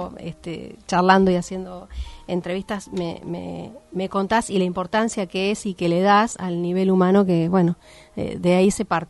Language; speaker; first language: Spanish; native; Spanish